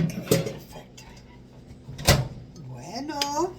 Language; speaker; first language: Spanish; early bilingual, heritage; Spanish